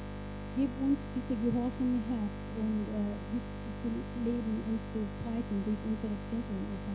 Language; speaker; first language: German; non-native, fluent; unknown